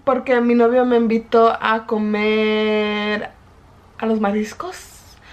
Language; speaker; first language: Spanish; early bilingual, heritage; Spanish